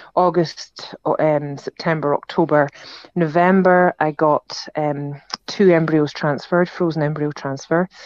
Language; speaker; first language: English; native; English